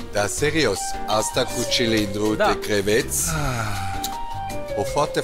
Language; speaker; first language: Romanian; non-native, learner; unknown